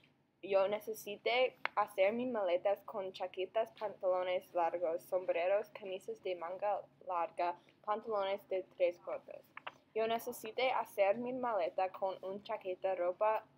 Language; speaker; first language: Spanish; non-native, learner; English